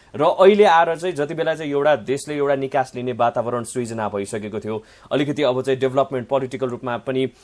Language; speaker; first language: Nepali; native; Nepali